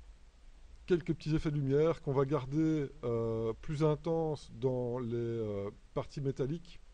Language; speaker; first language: French; native; French